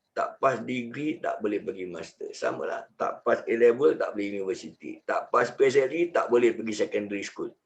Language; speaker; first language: Malay; native; Malay